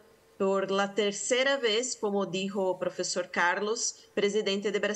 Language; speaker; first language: Spanish; non-native, fluent; Portuguese